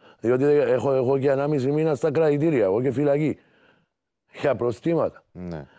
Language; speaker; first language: Greek; native; Greek